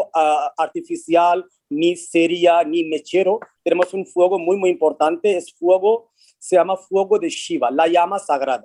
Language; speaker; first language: Spanish; non-native, fluent; Hindi